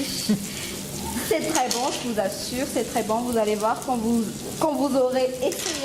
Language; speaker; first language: French; non-native, local second language; Malagasy